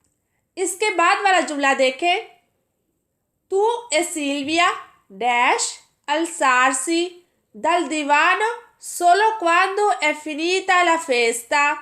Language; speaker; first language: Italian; non-native, fluent; Urdu